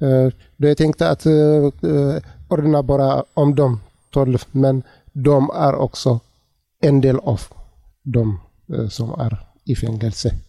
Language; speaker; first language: Swedish; non-native, learner; Tigrinya